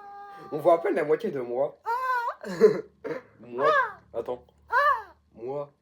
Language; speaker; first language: French; native; French